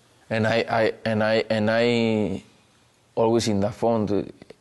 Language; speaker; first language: English; non-native, learner; Spanish